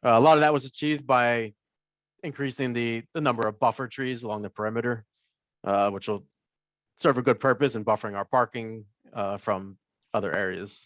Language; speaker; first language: English; native; English